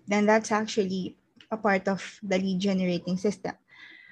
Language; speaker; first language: English; non-native, local second language; Filipino